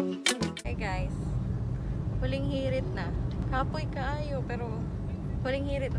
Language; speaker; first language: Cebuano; non-native, learner; Filipino